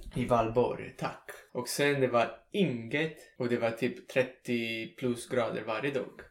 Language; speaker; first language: Swedish; non-native, learner; Italian